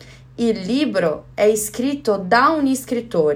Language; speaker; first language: Italian; non-native, learner; Portuguese